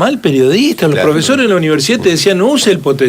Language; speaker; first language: Spanish; native; Spanish